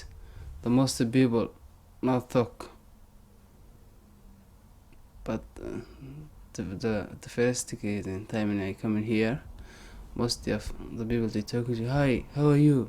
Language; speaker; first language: English; non-native, learner; Somali